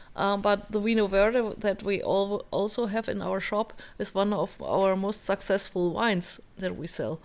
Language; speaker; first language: English; non-native, fluent; German